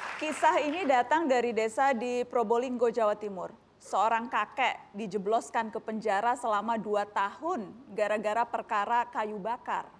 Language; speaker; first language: Indonesian; native; Indonesian